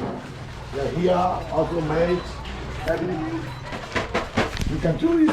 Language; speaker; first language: English; non-native, learner; Burmese